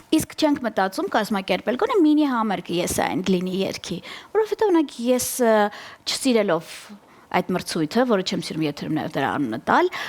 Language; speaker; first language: Armenian; native; Armenian